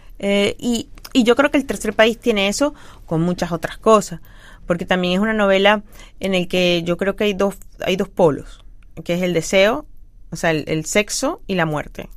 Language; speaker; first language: Spanish; native; Spanish